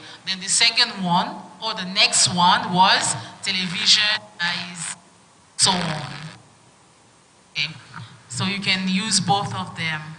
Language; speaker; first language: English; non-native, fluent; French